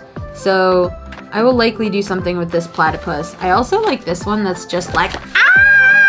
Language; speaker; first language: English; native; English